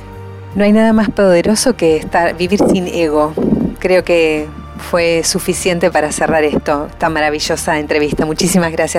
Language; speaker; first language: Spanish; native; Spanish